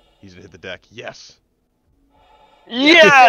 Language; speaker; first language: English; native; English